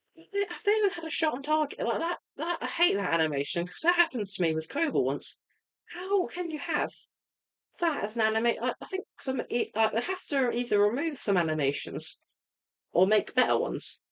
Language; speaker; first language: English; native; English